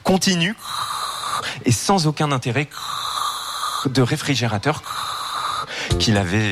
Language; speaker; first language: French; native; French